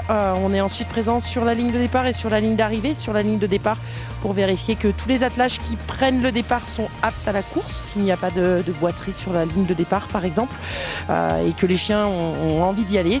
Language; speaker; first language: French; native; French